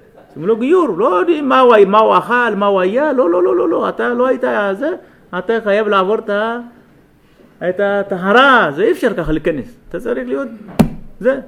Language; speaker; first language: Hebrew; non-native, fluent; Amharic